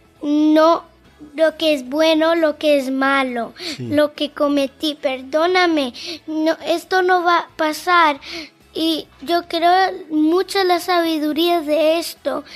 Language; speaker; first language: Spanish; early bilingual, heritage; Spanish